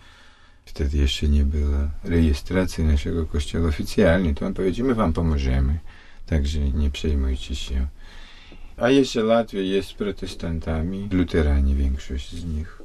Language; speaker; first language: Polish; non-native, fluent; Russian